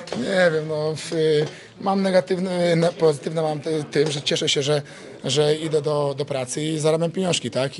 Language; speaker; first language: Polish; native; Polish